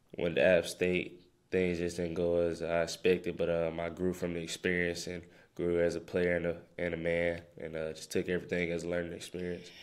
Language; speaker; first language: English; native; English